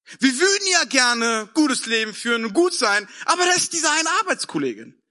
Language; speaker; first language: German; early bilingual, other home language; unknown